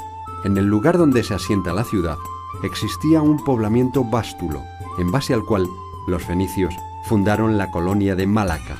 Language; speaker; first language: Spanish; native; Spanish